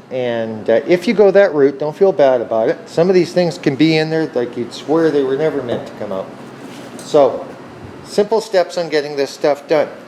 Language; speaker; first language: English; native; English